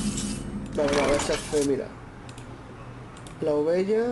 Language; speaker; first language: Spanish; non-native, local second language; Catalan